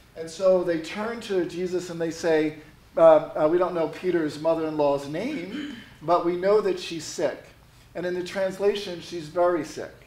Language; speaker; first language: English; native; English